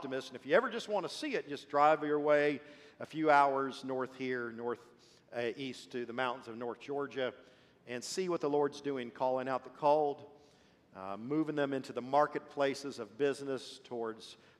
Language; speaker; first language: English; early bilingual, other home language; Swedish